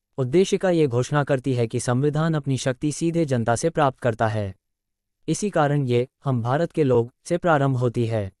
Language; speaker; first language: Hindi; native; Hindi